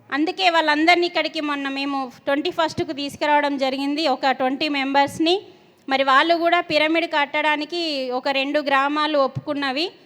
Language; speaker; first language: Telugu; native; Telugu